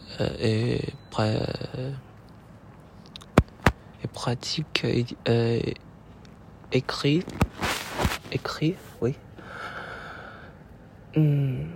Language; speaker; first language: French; non-native, learner; Chinese